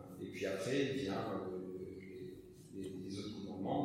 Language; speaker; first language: French; native; French